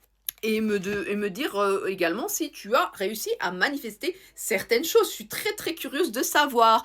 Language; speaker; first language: French; native; French